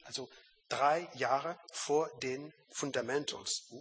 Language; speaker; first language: German; non-native, learner; French